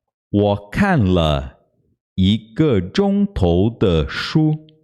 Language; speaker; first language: Chinese; non-native, fluent; Portuguese